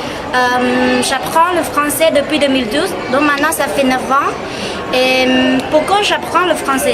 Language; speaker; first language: French; non-native, learner; Khmer